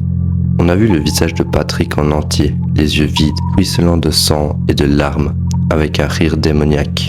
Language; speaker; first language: French; native; French